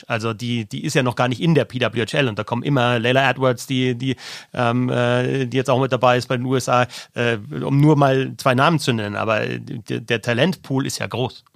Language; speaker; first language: German; native; German